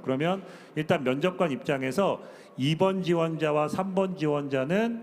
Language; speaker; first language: Korean; native; Korean